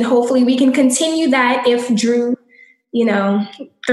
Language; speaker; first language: English; native; English